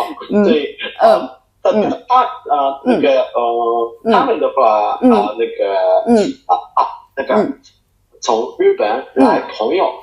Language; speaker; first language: Chinese; non-native, fluent; Japanese